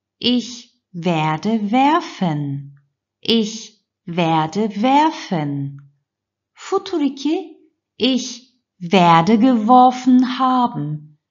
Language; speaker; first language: German; non-native, fluent; Turkish